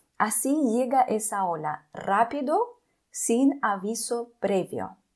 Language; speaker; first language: Spanish; non-native, fluent; Russian